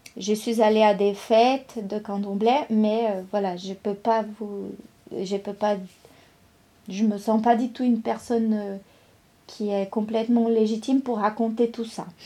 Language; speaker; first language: French; non-native, fluent; Portuguese